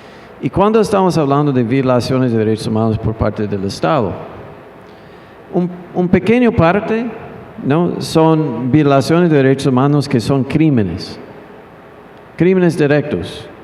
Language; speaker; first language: Spanish; non-native, fluent; English